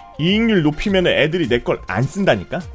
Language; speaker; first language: Korean; native; Korean